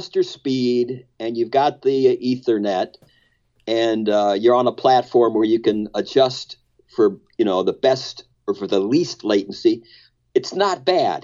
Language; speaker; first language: English; native; English